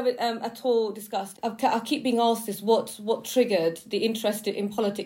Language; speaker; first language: English; native; English